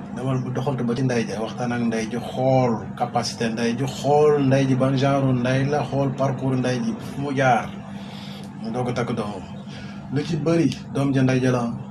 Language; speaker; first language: Wolof; native; Wolof